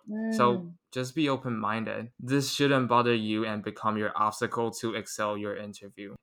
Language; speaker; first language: English; non-native, fluent; Chinese